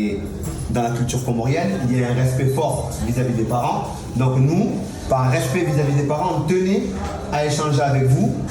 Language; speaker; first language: French; native; French